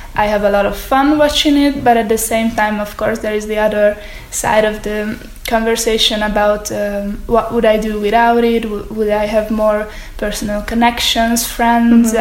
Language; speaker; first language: English; non-native, fluent; Hungarian